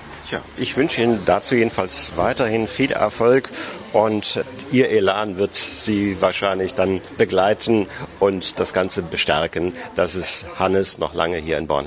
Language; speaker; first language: German; native; German